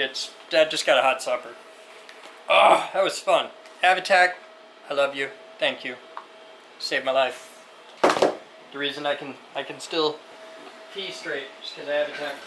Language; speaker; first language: English; native; English